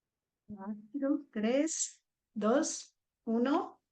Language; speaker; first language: Spanish; non-native, fluent; Portuguese